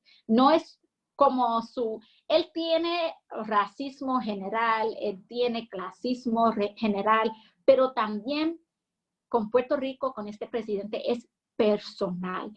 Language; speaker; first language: Spanish; early bilingual, heritage; English